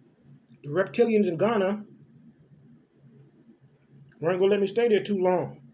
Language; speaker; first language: English; native; English